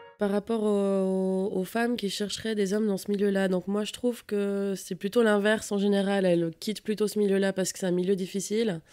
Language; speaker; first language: French; native; French